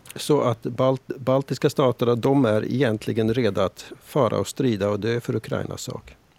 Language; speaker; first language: Swedish; native; Swedish